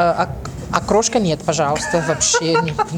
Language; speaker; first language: Russian; non-native, learner; Portuguese